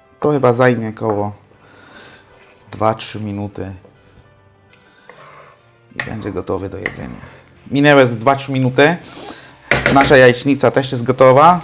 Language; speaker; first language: Polish; non-native, fluent; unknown